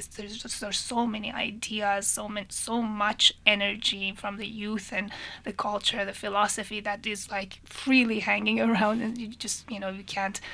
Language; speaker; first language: English; non-native, fluent; Persian